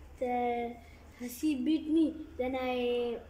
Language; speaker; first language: English; non-native, learner; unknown